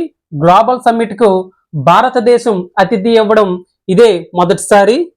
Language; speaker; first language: Telugu; native; Telugu